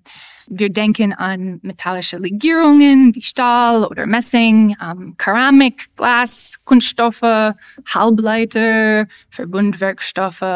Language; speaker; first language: German; non-native, fluent; English